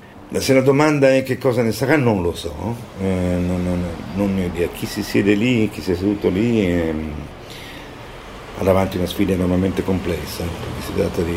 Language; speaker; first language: Italian; native; Italian